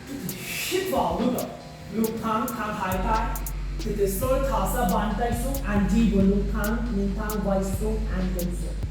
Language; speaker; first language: Vietnamese; non-native, learner; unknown